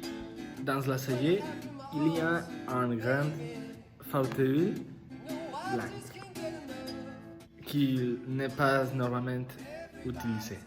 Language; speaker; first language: French; non-native, learner; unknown